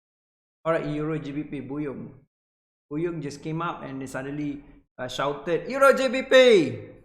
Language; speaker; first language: English; non-native, local second language; Malay